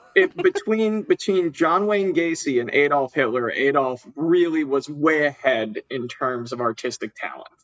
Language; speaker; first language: English; native; English